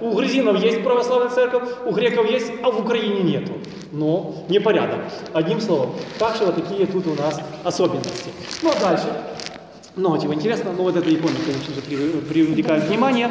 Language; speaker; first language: Russian; native; Russian